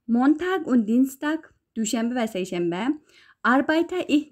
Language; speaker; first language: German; non-native, fluent; Uyghur